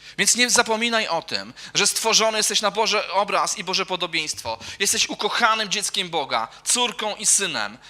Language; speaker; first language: Polish; native; Polish